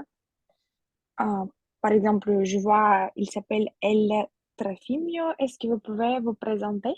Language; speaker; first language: French; non-native, fluent; Russian